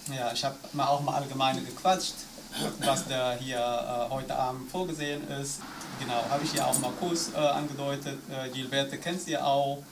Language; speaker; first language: German; non-native, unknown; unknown